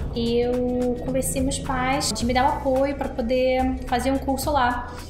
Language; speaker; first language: Portuguese; non-native, fluent; Russian